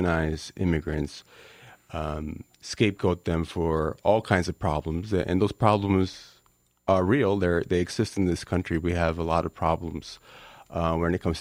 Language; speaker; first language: English; non-native, fluent; Spanish